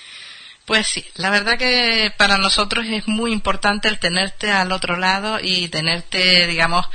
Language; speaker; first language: Spanish; native; Spanish